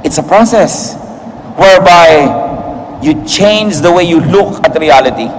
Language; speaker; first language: English; non-native, local second language; Filipino